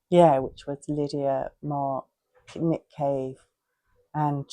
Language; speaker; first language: English; native; English